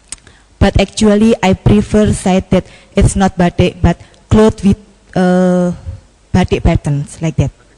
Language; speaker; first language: English; non-native, learner; Indonesian